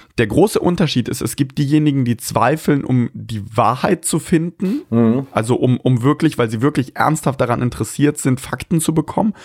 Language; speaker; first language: German; early bilingual, other home language; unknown